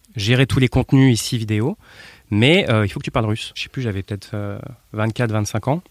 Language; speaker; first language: French; native; French